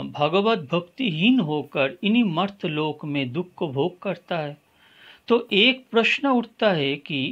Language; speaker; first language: Hindi; non-native, local second language; Bangla